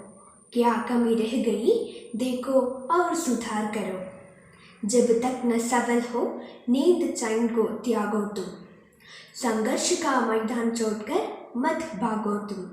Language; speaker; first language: Hindi; non-native, local second language; Malayalam